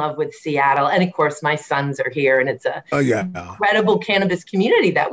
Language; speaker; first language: English; native; English